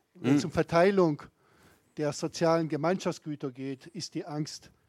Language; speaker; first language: German; non-native, fluent; Bosnian